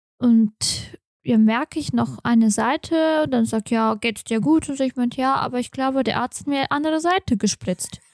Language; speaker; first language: German; non-native, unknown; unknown